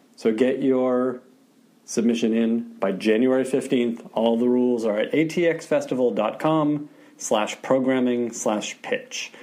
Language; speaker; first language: English; native; English